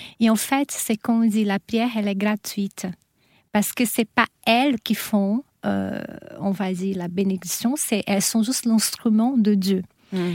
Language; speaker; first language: French; non-native, fluent; Portuguese